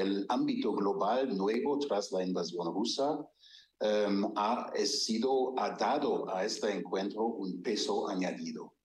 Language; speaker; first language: Spanish; non-native, fluent; German